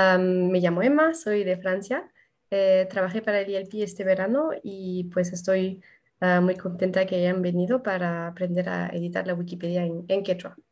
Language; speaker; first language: Spanish; non-native, fluent; French